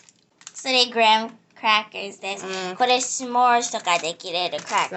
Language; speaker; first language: Japanese; early bilingual, heritage; English